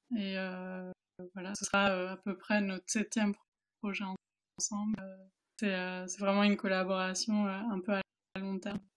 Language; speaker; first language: French; early bilingual, other home language; Spanish